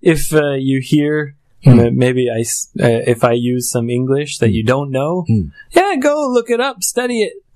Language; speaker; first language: English; native; English